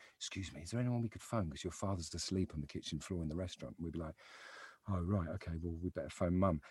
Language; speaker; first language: English; native; English